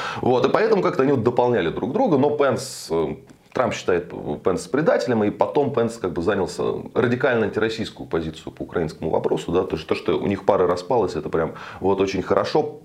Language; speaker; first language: Russian; native; Russian